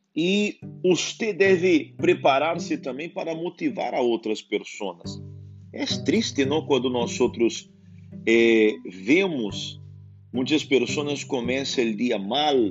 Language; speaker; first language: Portuguese; non-native, learner; Spanish